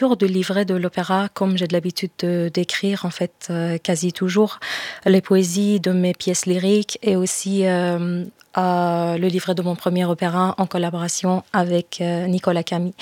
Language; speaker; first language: French; non-native, fluent; Persian